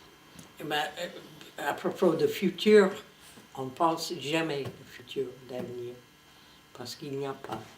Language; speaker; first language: French; non-native, fluent; English